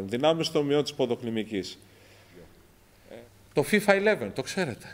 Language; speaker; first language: Greek; native; Greek